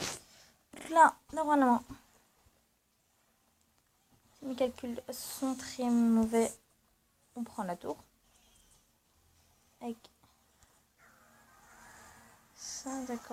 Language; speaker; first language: French; native; French